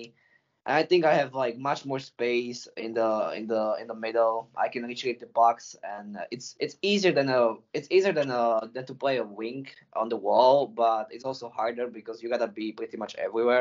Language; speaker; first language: English; non-native, fluent; Slovak